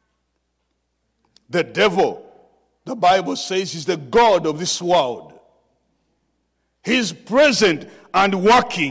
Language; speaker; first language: English; non-native, local second language; Ganda